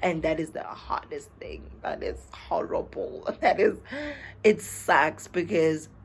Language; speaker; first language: English; non-native, local second language; Zulu